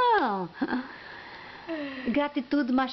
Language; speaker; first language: French; non-native, learner; Portuguese